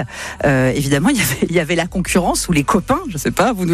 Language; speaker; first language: French; native; French